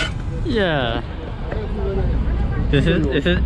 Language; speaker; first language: English; non-native, learner; Burmese